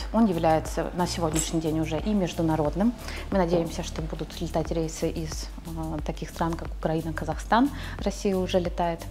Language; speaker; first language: Russian; native; Russian